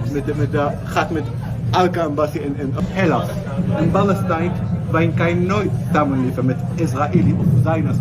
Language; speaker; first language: Dutch; non-native, learner; Arabic